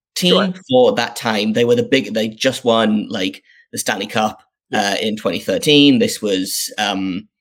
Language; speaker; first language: English; native; English